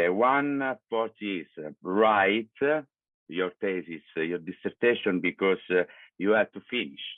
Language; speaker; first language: English; non-native, learner; Italian